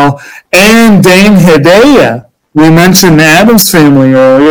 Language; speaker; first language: English; native; English